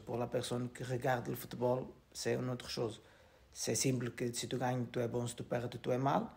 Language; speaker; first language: French; non-native, learner; Portuguese